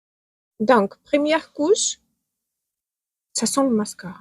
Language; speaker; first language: French; non-native, fluent; Ukrainian